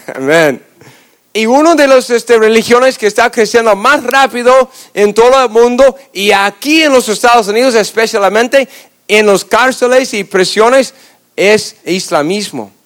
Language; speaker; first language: Spanish; non-native, fluent; English